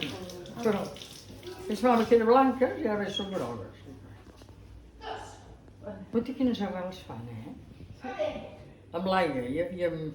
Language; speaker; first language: Catalan; native; Catalan